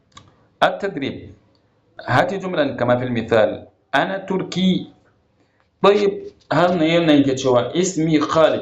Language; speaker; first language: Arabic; non-native, fluent; Hausa